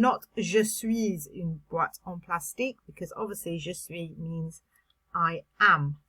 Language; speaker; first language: French; non-native, fluent; English